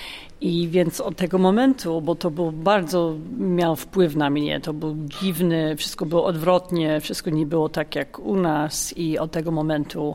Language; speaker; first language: Polish; non-native, fluent; English